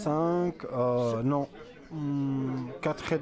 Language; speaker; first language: French; non-native, fluent; Arabic